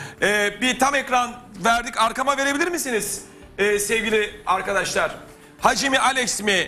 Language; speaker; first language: Turkish; native; Turkish